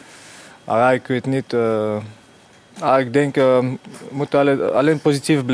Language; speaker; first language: Dutch; non-native, fluent; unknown